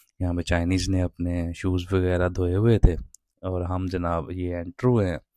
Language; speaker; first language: Urdu; non-native, local second language; Punjabi